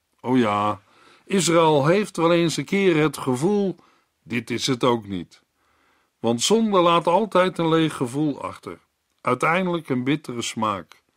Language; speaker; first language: Dutch; native; Dutch